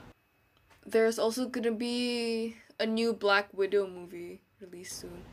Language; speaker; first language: English; non-native, fluent; Indonesian